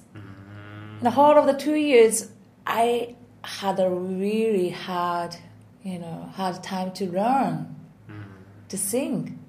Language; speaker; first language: English; non-native, learner; Japanese